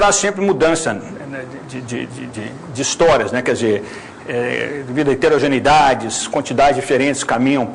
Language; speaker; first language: Portuguese; native; Portuguese